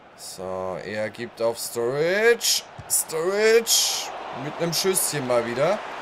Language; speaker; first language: German; native; German